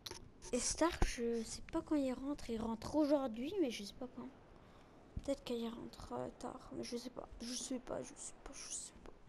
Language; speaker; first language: French; native; French